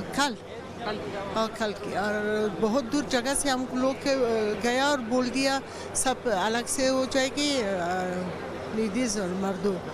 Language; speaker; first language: Hindi; non-native, learner; Persian